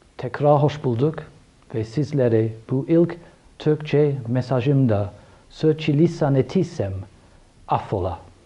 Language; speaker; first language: Turkish; non-native, fluent; English